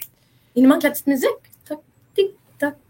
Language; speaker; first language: French; native; French